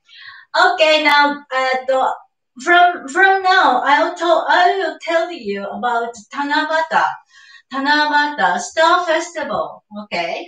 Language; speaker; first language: English; non-native, learner; Japanese